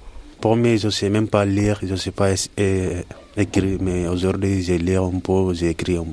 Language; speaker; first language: French; non-native, learner; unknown